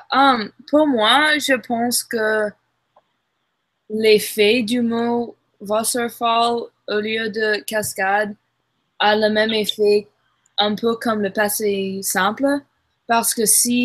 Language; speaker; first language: French; non-native, learner; English